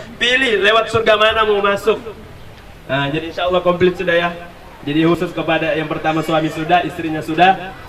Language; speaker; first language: Indonesian; native; Indonesian